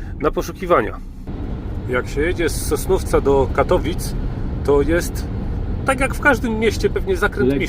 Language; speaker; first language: Polish; native; Polish